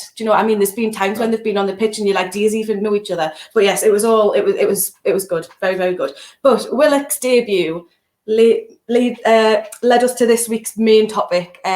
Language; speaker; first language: English; native; English